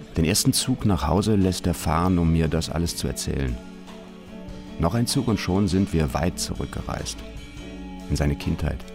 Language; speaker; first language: German; native; German